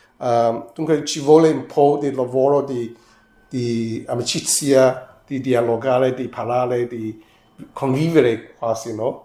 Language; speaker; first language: Italian; non-native, fluent; Cantonese